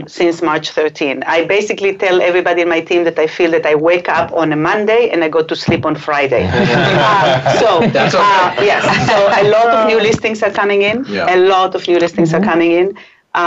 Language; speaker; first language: English; non-native, fluent; Hebrew